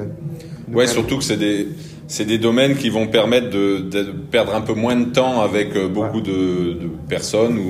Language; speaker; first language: French; native; French